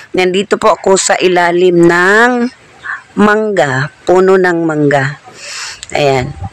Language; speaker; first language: Filipino; non-native, local second language; Waray